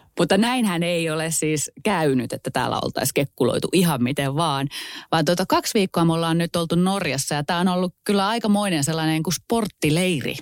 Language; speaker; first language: Finnish; native; Finnish